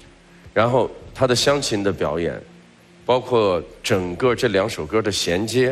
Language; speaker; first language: Chinese; native; Chinese